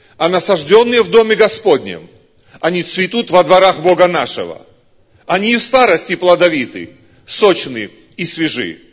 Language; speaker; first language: Russian; non-native, local second language; Georgian